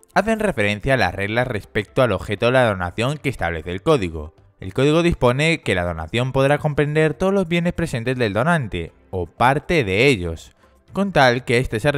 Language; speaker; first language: Spanish; native; Spanish